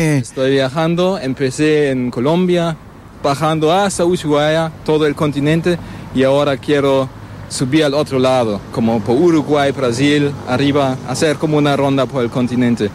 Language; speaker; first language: Spanish; non-native, fluent; German